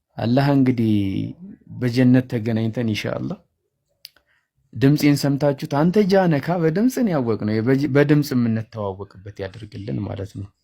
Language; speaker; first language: Amharic; native; Amharic